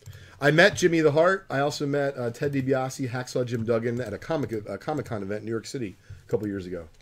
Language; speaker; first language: English; native; English